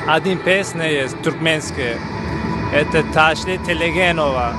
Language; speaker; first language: Russian; non-native, learner; Turkmen